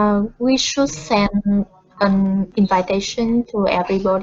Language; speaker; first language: English; non-native, learner; Vietnamese